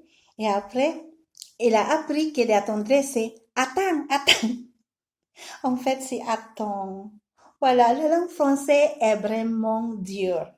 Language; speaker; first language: French; non-native, learner; Filipino